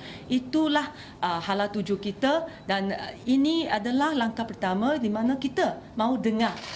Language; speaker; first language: Malay; non-native, local second language; Chinese